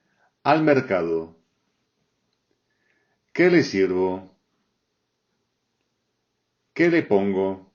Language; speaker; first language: Spanish; non-native, fluent; French